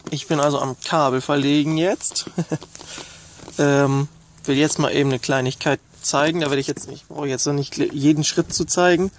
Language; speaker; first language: German; native; German